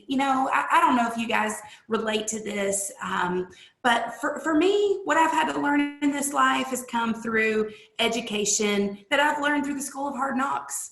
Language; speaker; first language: English; native; English